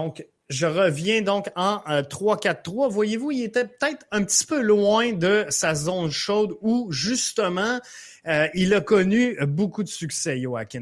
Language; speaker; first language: French; native; French